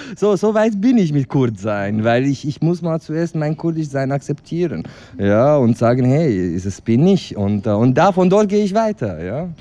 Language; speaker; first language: German; non-native, fluent; Kurdish